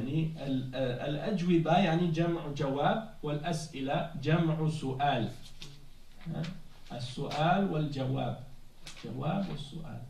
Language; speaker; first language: Arabic; non-native, fluent; French